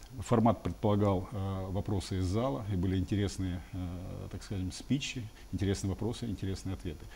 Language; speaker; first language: Russian; native; Russian